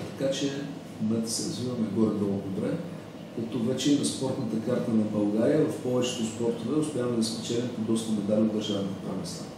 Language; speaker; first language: Bulgarian; native; Bulgarian